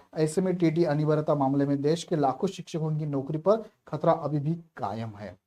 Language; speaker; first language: Hindi; non-native, local second language; Marathi